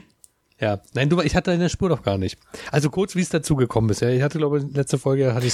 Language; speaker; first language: German; native; German